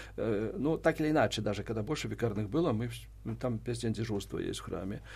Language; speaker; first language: Russian; non-native, local second language; Belarusian